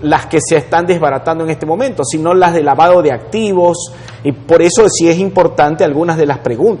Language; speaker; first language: Spanish; native; Spanish